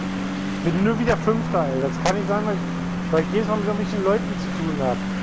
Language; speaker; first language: German; native; German